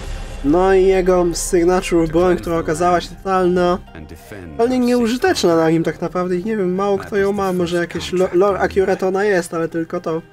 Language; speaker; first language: Polish; native; Polish